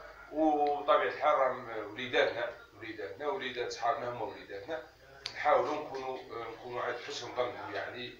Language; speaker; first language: Arabic; native; Arabic